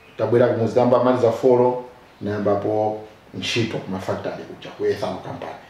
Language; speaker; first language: Nyanja; non-native, local second language; Tumbuka